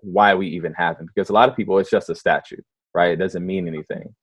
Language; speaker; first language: English; native; English